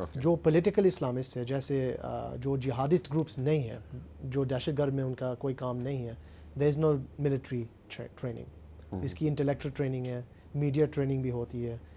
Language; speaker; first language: Urdu; early bilingual, heritage; Urdu